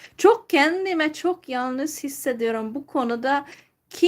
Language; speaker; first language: Turkish; non-native, fluent; Hungarian